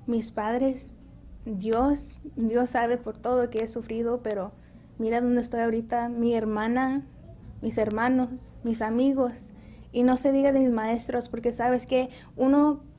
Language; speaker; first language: Spanish; early bilingual, heritage; Spanish